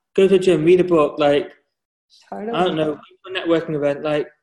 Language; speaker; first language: English; native; English